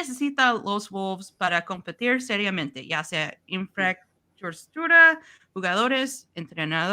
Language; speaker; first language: Spanish; non-native, learner; English